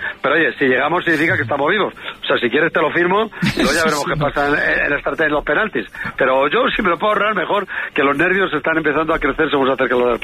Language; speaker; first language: Spanish; native; Spanish